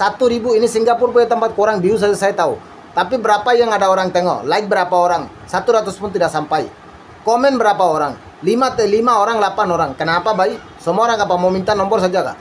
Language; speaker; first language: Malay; non-native, learner; Bangla